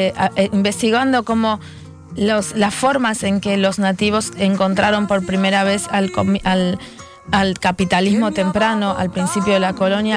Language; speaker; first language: Spanish; native; Spanish